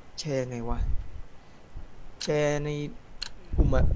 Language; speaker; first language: Thai; native; Thai